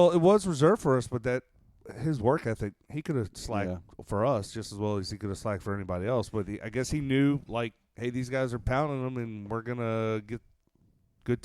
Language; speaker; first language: English; native; English